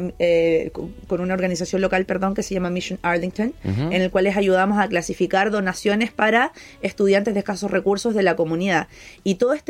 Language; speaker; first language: Spanish; native; Spanish